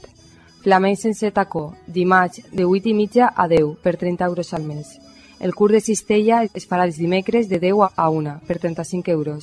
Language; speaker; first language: Spanish; native; Spanish